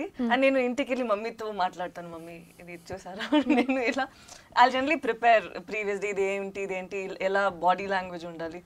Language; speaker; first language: Telugu; non-native, local second language; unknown